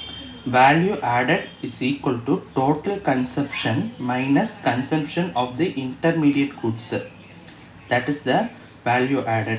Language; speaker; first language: English; non-native, local second language; Tamil